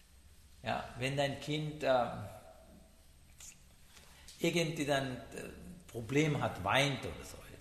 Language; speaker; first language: German; non-native, learner; Sinhala